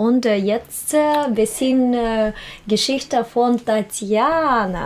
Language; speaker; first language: German; non-native, learner; Russian